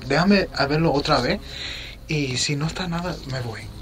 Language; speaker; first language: Spanish; non-native, learner; English